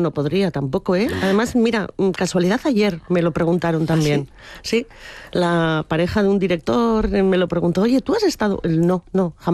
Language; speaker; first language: Spanish; native; Spanish